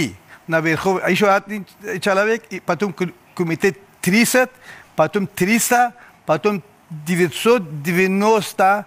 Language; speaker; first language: Russian; non-native, learner; Persian